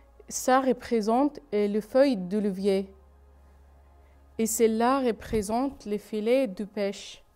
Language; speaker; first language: French; non-native, fluent; Arabic